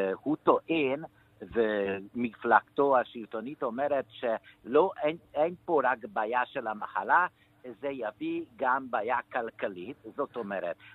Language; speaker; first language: Hebrew; non-native, fluent; Hungarian